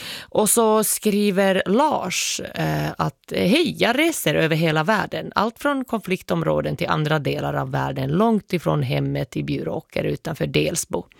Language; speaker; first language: Swedish; native; Swedish